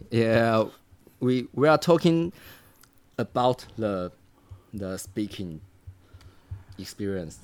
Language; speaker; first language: English; non-native, learner; Chinese